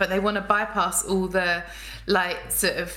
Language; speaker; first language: English; native; English